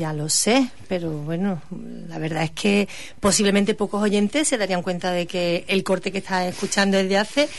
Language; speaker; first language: Spanish; native; Spanish